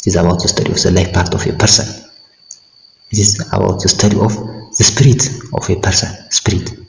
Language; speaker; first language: English; non-native, local second language; Amharic